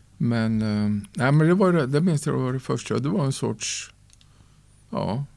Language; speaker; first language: Swedish; native; Swedish